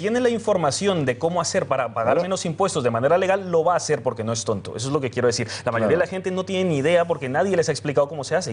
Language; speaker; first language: Spanish; native; Spanish